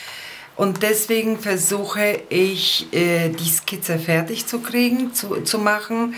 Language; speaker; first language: German; non-native, fluent; Polish